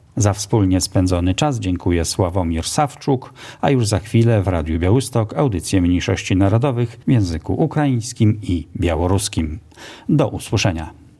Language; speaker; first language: Polish; native; Polish